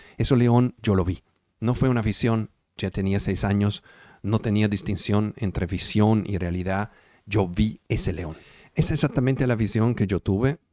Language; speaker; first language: Spanish; non-native, fluent; Italian